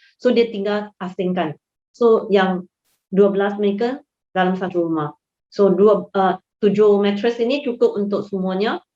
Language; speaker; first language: Malay; non-native, local second language; Chinese